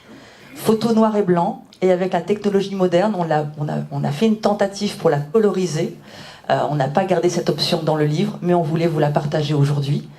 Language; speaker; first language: French; native; French